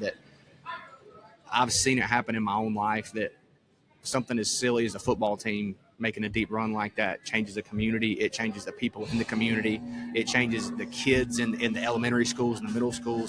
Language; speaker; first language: English; native; English